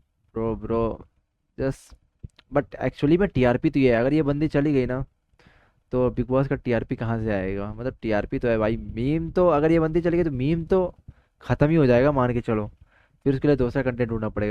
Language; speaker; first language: Hindi; native; Hindi